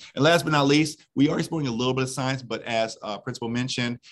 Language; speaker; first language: English; native; English